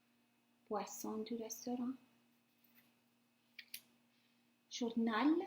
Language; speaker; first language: French; non-native, fluent; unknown